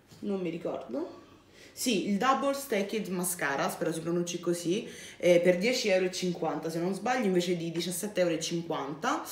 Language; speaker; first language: Italian; native; Italian